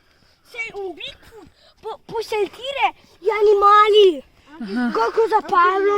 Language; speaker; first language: Italian; early bilingual, other home language; Russian